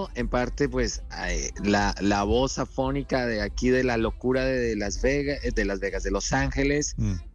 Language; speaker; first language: Spanish; native; Spanish